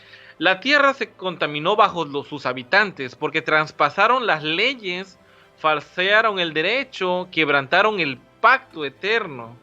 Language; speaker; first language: Spanish; native; Spanish